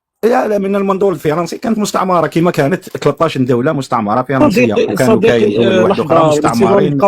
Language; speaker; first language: Arabic; native; Arabic